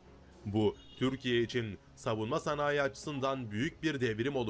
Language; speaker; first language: Turkish; native; Turkish